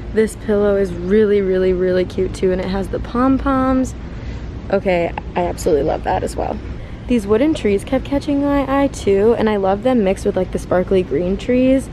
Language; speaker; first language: English; native; English